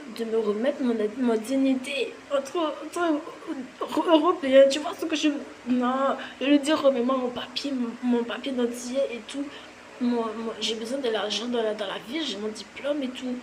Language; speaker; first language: French; native; French